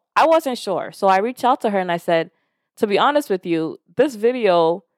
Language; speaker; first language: English; early bilingual, other home language; Yoruba